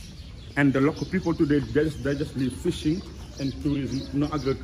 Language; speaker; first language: English; non-native, fluent; Wolof